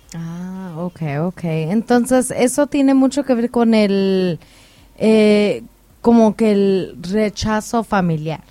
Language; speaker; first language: Spanish; early bilingual, heritage; Spanish